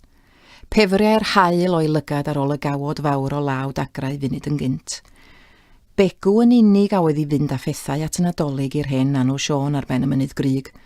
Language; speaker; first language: Welsh; native; Welsh